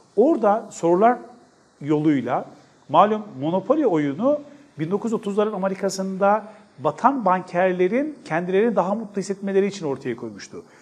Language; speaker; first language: Turkish; native; Turkish